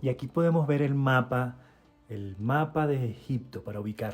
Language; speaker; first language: Spanish; native; Spanish